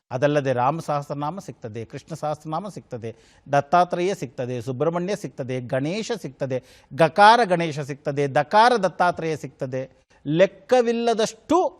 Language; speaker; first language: Kannada; native; Kannada